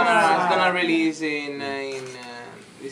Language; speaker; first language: English; non-native, learner; Italian